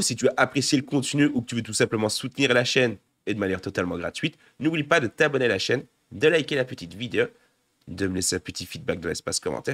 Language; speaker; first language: French; native; French